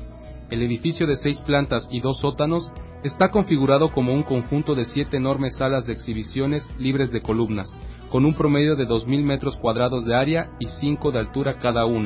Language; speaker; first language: Spanish; native; Spanish